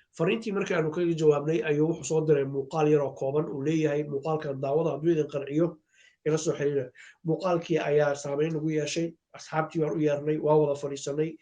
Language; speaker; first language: Somali; native; Somali